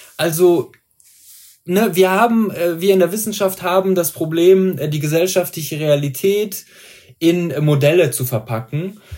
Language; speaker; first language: German; early bilingual, other home language; Persian